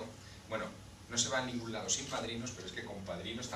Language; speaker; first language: Spanish; native; Spanish